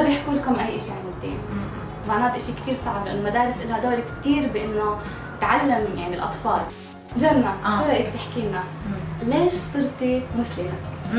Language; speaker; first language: Arabic; native; Arabic